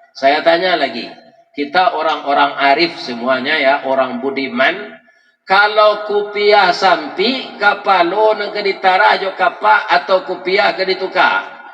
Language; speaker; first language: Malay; non-native, local second language; Minangkabau